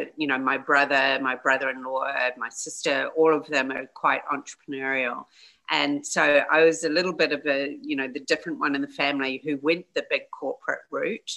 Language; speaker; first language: English; native; English